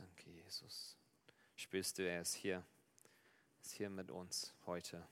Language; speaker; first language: German; non-native, fluent; Afrikaans